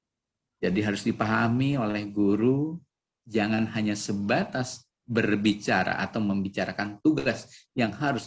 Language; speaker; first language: Indonesian; native; Indonesian